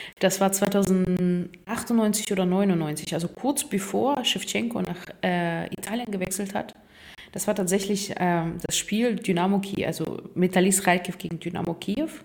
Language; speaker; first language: German; non-native, fluent; Russian